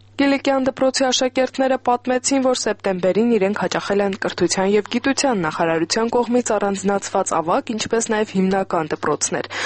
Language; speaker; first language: Armenian; native; Armenian